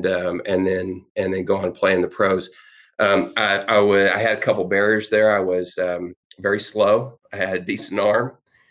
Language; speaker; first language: English; native; English